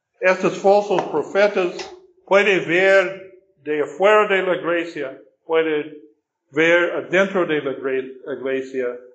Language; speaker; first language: Spanish; non-native, fluent; English